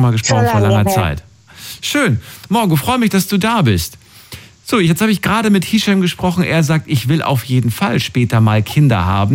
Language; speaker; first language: German; native; German